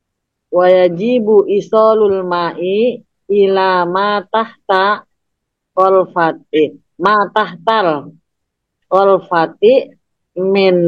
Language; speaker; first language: Arabic; non-native, learner; Indonesian